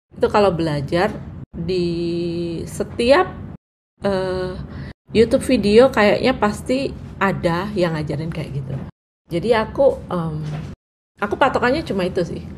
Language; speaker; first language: Indonesian; non-native, local second language; Javanese